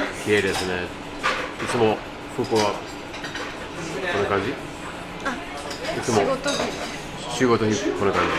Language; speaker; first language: Japanese; non-native, learner; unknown